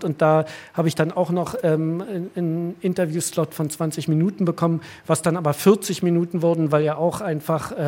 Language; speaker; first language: German; native; German